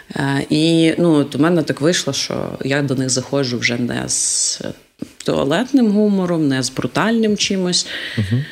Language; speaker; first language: Ukrainian; non-native, local second language; Russian